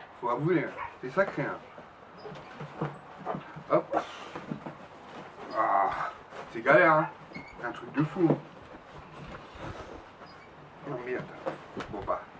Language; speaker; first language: French; native; French